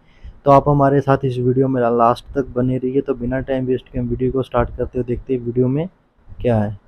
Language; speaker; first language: Hindi; native; Hindi